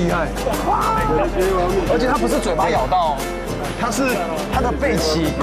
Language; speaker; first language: Chinese; native; Chinese